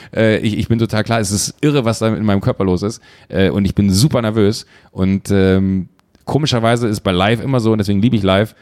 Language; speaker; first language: German; native; German